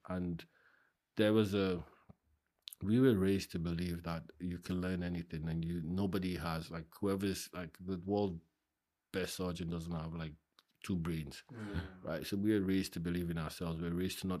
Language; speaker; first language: English; non-native, local second language; Yoruba